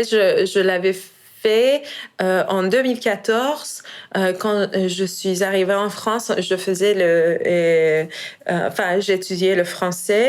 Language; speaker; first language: French; non-native, fluent; Persian